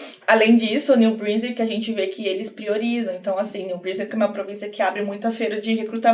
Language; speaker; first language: Portuguese; native; Portuguese